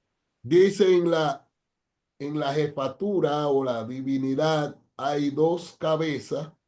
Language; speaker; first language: Spanish; non-native, fluent; English